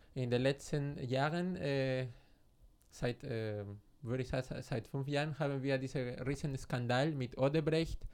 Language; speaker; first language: German; non-native, fluent; Spanish